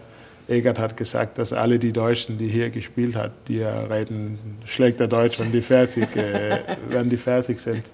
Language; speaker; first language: German; non-native, fluent; Danish